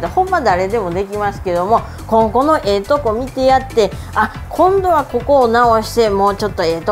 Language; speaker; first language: Japanese; native; Japanese